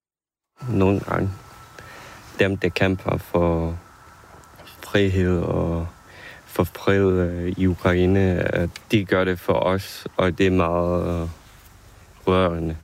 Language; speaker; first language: Danish; non-native, fluent; Ukrainian